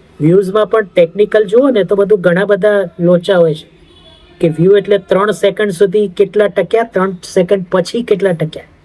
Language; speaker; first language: Gujarati; native; Gujarati